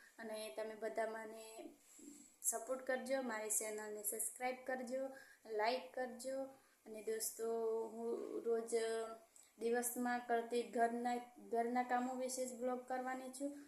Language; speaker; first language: Gujarati; native; Gujarati